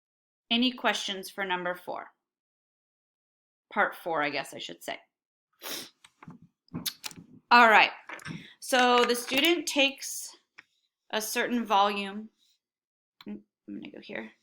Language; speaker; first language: English; native; English